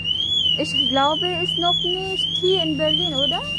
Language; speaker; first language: German; non-native, learner; Filipino